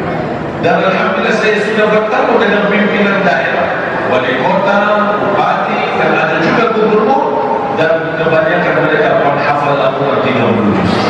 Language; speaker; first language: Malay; non-native, fluent; Arabic